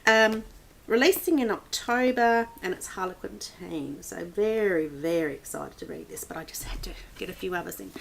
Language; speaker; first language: English; native; English